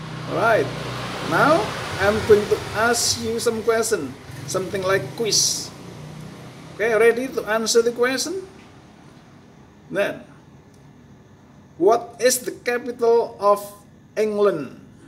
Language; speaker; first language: English; non-native, fluent; Indonesian